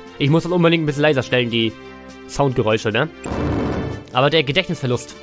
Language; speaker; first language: German; native; German